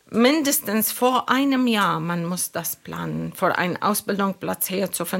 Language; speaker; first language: German; non-native, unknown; Arabic